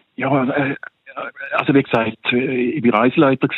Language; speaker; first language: German; native; German